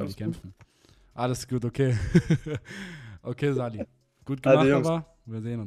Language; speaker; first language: German; native; German